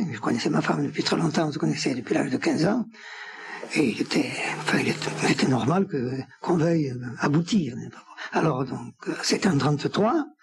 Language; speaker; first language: French; native; French